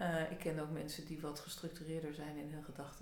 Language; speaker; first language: Dutch; native; Dutch